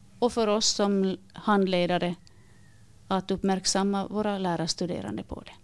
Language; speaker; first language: Swedish; native; Swedish